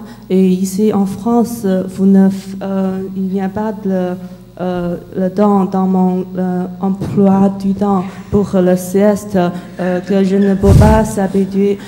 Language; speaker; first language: French; non-native, learner; Chinese